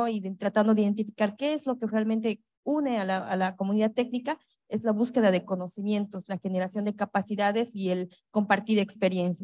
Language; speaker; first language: Spanish; native; Spanish